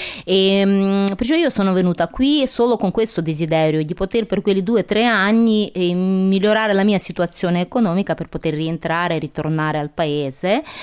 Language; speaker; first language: Italian; non-native, fluent; Ukrainian